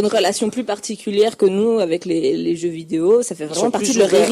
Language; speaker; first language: French; native; French